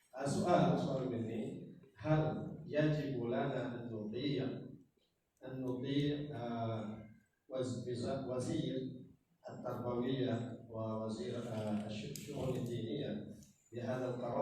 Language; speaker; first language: Arabic; non-native, fluent; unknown